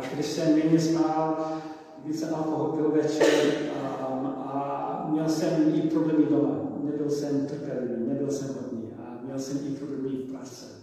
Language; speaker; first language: Czech; non-native, learner; English